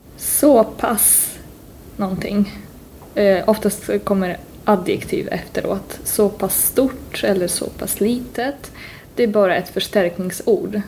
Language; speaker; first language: Swedish; native; Swedish